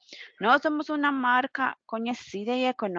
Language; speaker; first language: Portuguese; non-native, fluent; Spanish